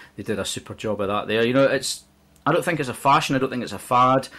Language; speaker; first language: English; native; English